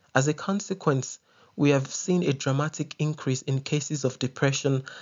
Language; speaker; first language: English; non-native, local second language; Yoruba